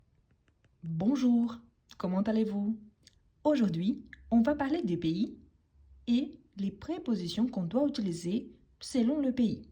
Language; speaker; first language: French; non-native, fluent; Portuguese